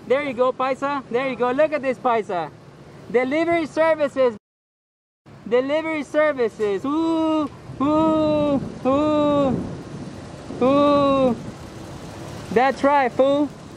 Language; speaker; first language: English; early bilingual, other home language; Spanish